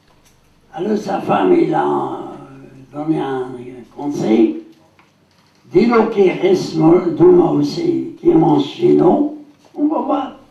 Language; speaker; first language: French; non-native, learner; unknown